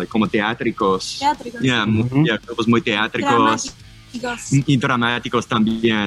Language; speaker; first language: Spanish; non-native, learner; English